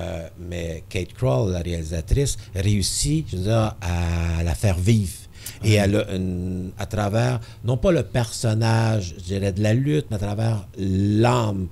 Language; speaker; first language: French; native; French